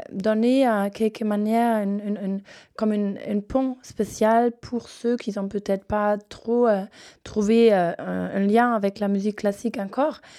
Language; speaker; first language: French; non-native, fluent; German